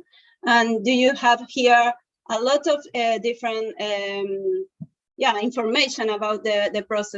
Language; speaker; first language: English; non-native, learner; Spanish